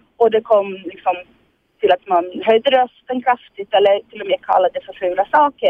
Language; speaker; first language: Swedish; non-native, fluent; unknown